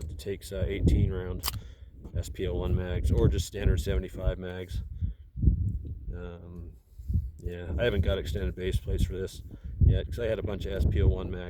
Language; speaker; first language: English; native; English